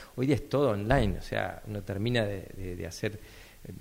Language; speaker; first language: Spanish; native; Spanish